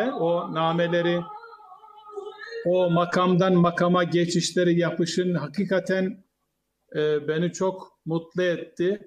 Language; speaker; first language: Turkish; native; Turkish